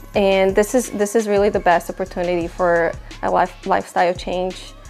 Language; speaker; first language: English; non-native, fluent; Portuguese